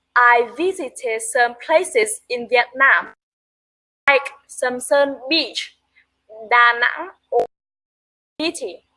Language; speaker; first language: English; non-native, learner; Vietnamese